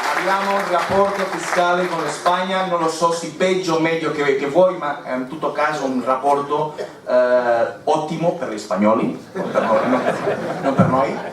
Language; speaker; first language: Italian; non-native, fluent; Catalan